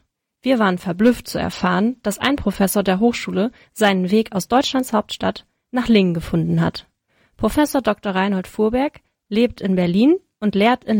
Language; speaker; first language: German; native; German